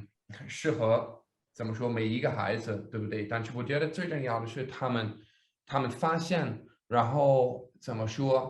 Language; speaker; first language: Chinese; non-native, fluent; Danish